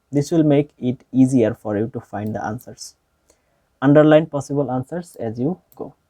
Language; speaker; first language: English; non-native, local second language; Bangla